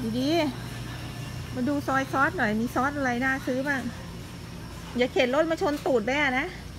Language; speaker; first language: Thai; native; Thai